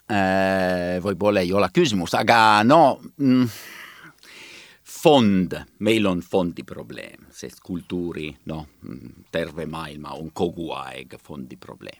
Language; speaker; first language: Estonian; non-native, learner; Italian